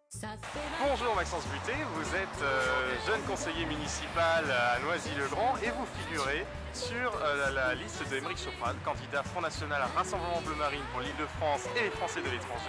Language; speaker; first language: French; native; French